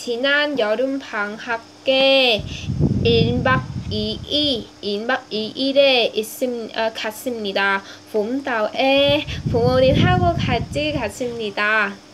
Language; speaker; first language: Korean; non-native, learner; Vietnamese